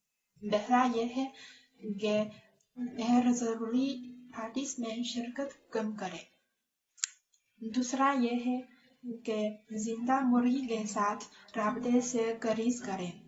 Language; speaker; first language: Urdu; non-native, learner; Chinese